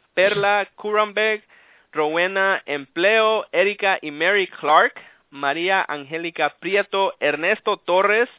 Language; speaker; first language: Spanish; early bilingual, heritage; Spanish